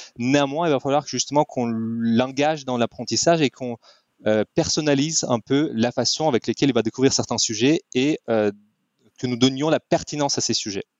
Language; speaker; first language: French; non-native, fluent; Russian